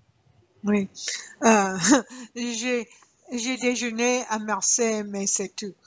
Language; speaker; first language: French; non-native, learner; English